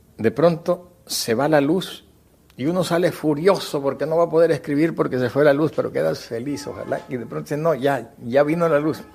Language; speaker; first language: Spanish; native; Spanish